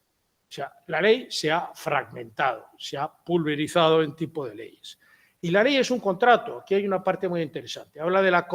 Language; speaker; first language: Spanish; native; Spanish